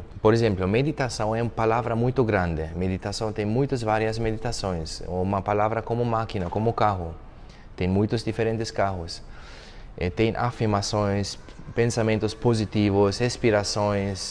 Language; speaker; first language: Portuguese; non-native, fluent; German